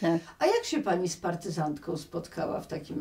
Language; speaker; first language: Polish; native; Polish